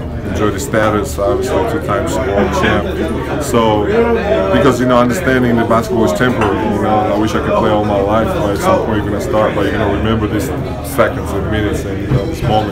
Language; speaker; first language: English; non-native, fluent; Georgian